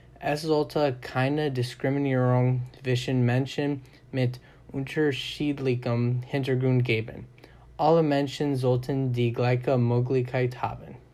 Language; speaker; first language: German; non-native, learner; English